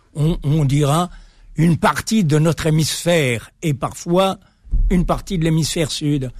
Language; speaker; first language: French; native; French